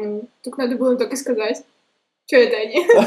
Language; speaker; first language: Russian; native; Russian